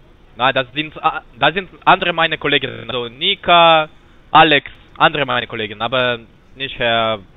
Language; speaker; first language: German; non-native, learner; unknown